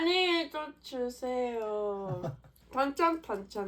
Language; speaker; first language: Korean; non-native, fluent; Japanese